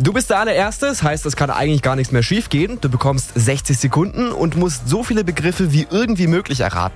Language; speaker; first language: German; native; German